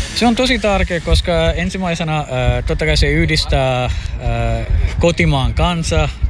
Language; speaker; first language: Finnish; non-native, fluent; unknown